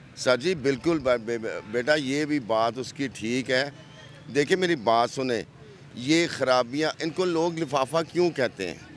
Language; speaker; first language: Urdu; non-native, local second language; Punjabi